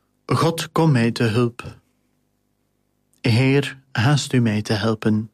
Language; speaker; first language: Dutch; native; Dutch